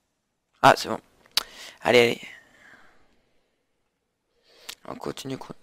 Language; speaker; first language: French; native; French